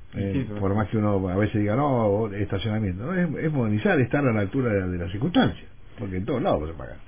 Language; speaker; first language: Spanish; native; Spanish